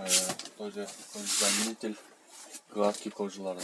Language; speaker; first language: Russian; non-native, local second language; Kyrgyz